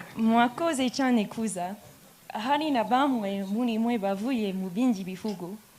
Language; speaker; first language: Kinyarwanda; non-native, learner; English